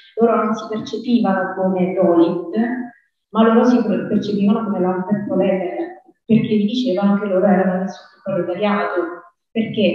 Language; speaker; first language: Italian; native; Italian